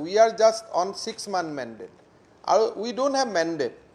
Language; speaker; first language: English; non-native, local second language; Assamese